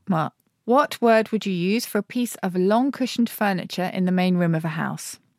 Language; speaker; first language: English; native; English